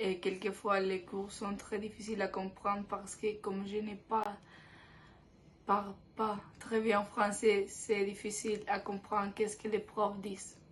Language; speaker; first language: French; non-native, learner; Spanish